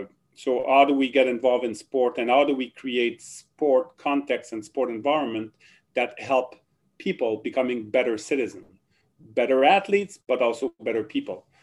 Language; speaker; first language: English; non-native, fluent; French